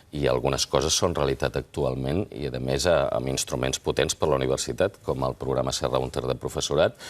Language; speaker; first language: Catalan; native; Catalan